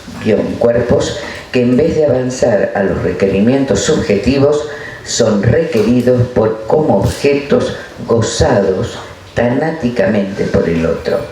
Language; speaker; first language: Spanish; native; Spanish